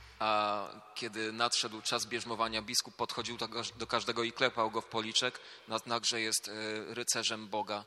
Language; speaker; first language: Polish; native; Polish